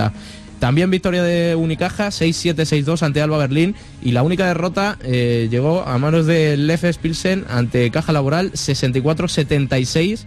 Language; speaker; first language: Spanish; native; Spanish